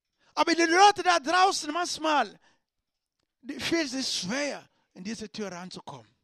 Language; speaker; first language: German; non-native, learner; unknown